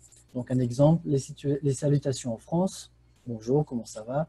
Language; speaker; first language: French; native; French